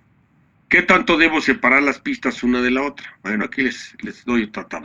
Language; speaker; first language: Spanish; native; Spanish